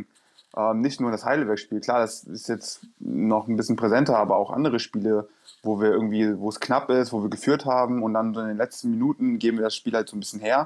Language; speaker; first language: German; native; German